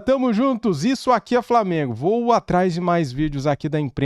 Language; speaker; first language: Portuguese; native; Portuguese